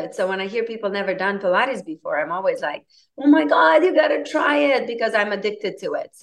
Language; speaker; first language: English; non-native, fluent; Romanian